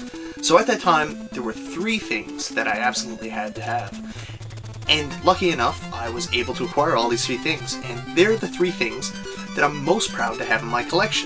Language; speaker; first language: English; native; English